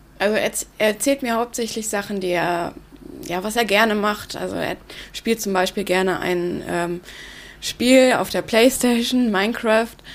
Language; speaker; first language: German; early bilingual, other home language; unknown